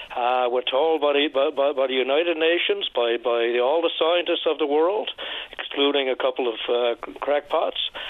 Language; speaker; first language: English; native; English